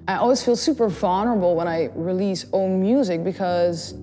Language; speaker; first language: English; non-native, fluent; Dutch